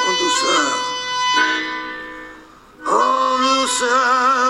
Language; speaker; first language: French; non-native, local second language; Dutch